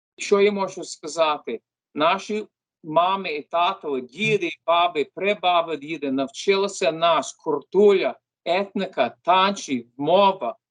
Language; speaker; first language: Ukrainian; early bilingual, heritage; English